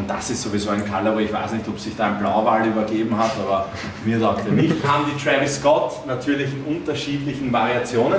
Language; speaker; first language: German; native; German